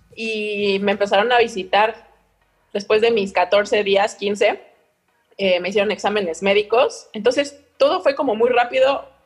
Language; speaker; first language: Spanish; native; Spanish